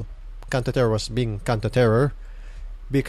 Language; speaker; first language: English; non-native, local second language; Filipino